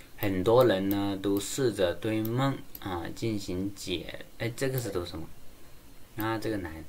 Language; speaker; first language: Chinese; native; Chinese